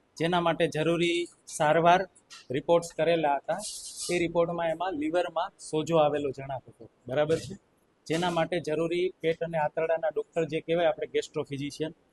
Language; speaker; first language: Gujarati; native; Gujarati